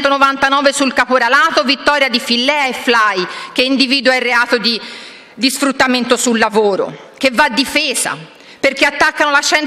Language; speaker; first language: Italian; native; Italian